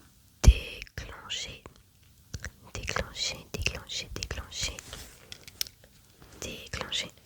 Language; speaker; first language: French; non-native, learner; German